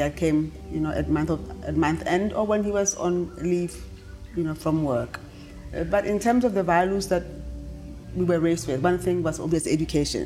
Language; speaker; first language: English; non-native, local second language; Tswana